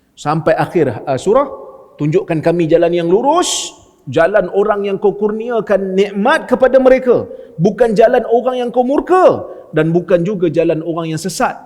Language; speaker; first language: Malay; native; Malay